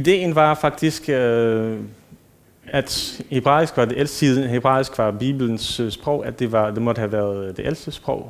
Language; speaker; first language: Danish; non-native, fluent; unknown